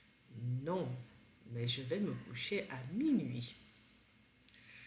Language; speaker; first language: French; non-native, fluent; Czech